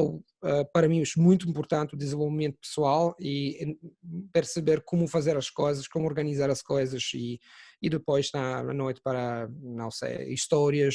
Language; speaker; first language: Portuguese; non-native, fluent; Italian